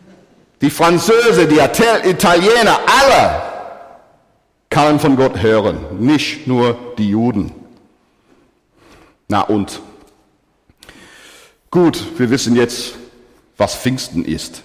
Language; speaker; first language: German; non-native, fluent; English